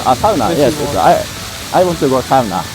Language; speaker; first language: English; non-native, learner; Japanese